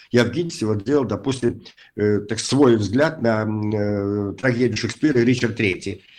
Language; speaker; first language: Russian; native; Russian